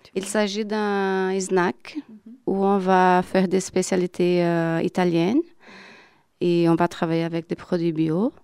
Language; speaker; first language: French; non-native, fluent; Portuguese